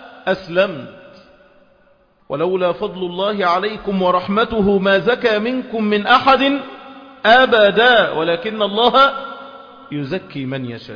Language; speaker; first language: Arabic; native; Arabic